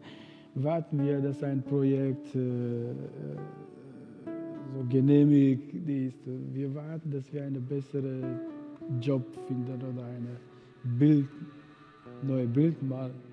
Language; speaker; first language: German; non-native, fluent; Romany